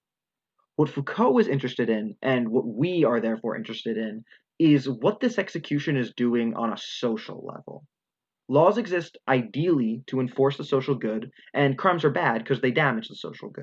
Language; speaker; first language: English; native; English